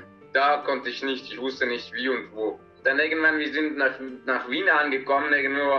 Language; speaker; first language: German; non-native, learner; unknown